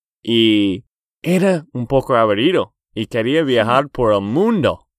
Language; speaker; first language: Spanish; non-native, fluent; English